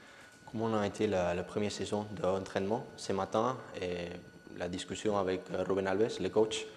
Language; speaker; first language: French; non-native, learner; Spanish